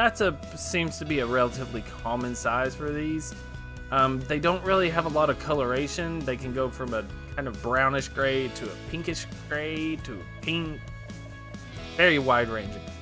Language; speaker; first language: English; native; English